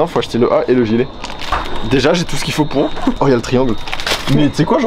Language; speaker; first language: French; native; French